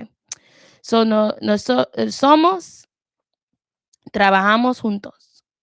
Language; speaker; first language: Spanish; non-native, learner; English